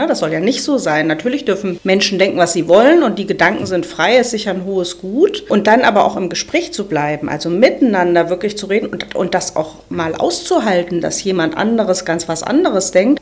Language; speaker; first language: German; native; German